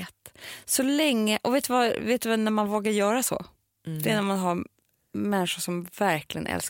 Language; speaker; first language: Swedish; native; Swedish